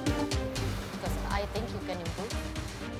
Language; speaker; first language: English; non-native, fluent; Indonesian